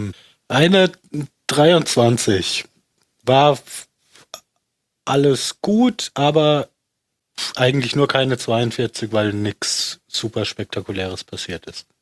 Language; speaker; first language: German; native; German